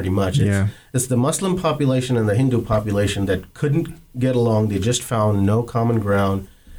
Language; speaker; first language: English; non-native, local second language; Kannada